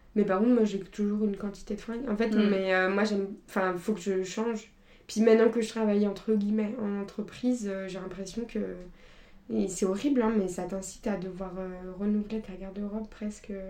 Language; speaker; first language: French; native; French